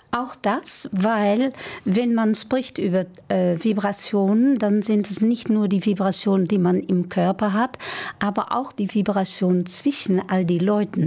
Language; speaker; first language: German; non-native, fluent; Dutch